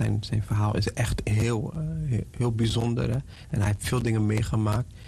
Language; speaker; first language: Dutch; non-native, fluent; Portuguese